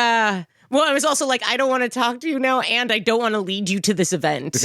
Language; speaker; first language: English; native; English